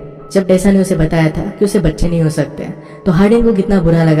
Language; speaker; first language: Hindi; native; Hindi